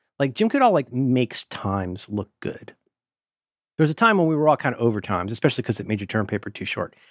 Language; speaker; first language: English; native; English